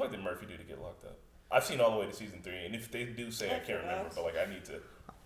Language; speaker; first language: English; native; English